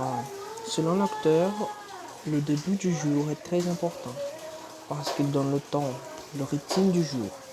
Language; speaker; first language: French; non-native, fluent; Portuguese